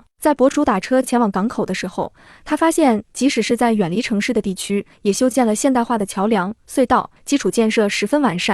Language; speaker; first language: Chinese; native; Chinese